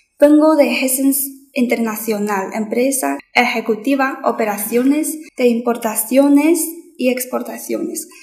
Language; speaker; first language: Spanish; non-native, fluent; Chinese